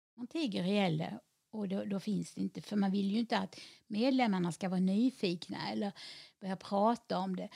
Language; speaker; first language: Swedish; native; Swedish